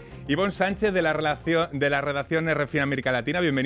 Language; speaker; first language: Spanish; native; Spanish